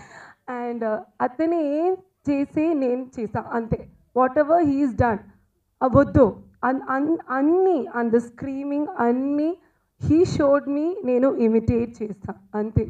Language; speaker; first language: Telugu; non-native, learner; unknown